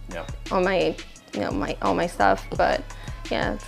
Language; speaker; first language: English; non-native, fluent; Portuguese